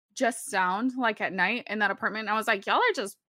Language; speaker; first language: English; early bilingual, other home language; Spanish